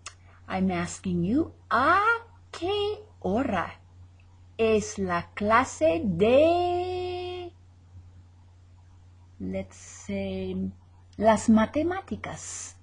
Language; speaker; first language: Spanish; non-native, fluent; English